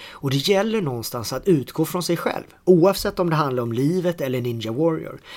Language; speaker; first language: Swedish; native; Swedish